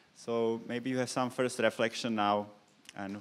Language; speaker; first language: English; non-native, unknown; Czech